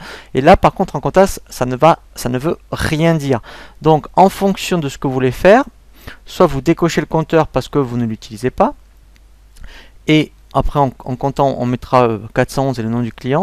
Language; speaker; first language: French; native; French